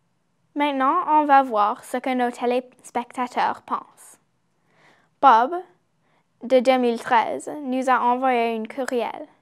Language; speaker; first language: French; non-native, learner; English